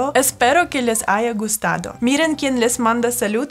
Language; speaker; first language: Spanish; non-native, fluent; Russian